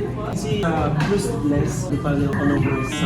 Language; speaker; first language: French; non-native, fluent; Filipino